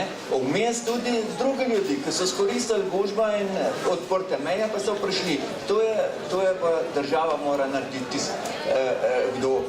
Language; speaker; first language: Slovenian; non-native, local second language; Arabic